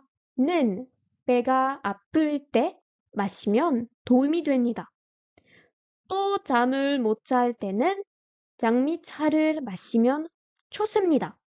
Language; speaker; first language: Korean; non-native, fluent; French